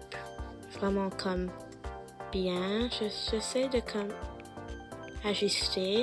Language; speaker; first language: French; non-native, learner; English